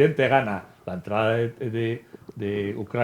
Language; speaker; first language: Spanish; native; Spanish